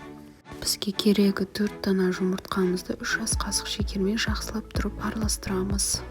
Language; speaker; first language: Kazakh; native; Kazakh